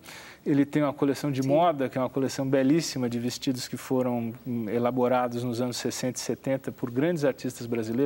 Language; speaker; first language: Portuguese; native; Portuguese